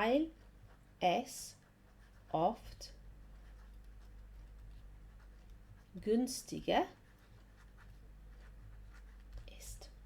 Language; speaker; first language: German; non-native, fluent; English